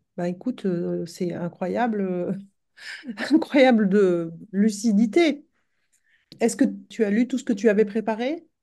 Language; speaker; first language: French; native; French